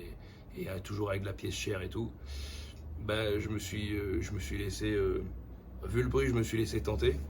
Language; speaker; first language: French; native; French